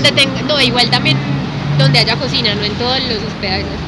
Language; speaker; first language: Spanish; native; Spanish